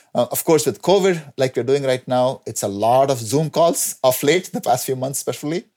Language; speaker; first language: English; non-native, local second language; Tamil